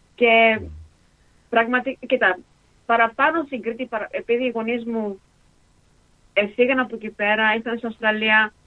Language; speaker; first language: Greek; early bilingual, heritage; Greek